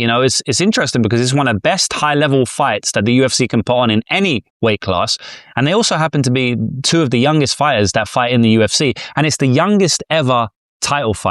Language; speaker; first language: English; native; English